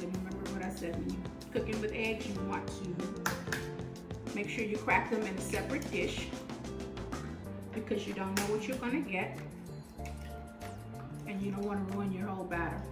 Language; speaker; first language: English; native; English